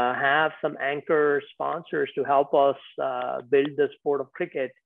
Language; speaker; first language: English; non-native, local second language; Tamil